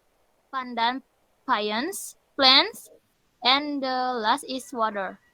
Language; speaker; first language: English; non-native, learner; Indonesian